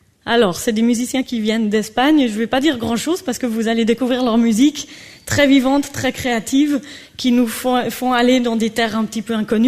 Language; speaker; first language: French; native; French